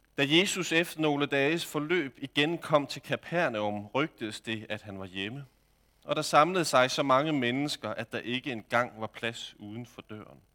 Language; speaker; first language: Danish; native; Danish